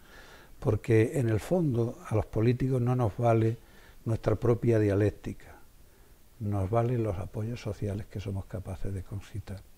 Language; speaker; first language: Spanish; native; Spanish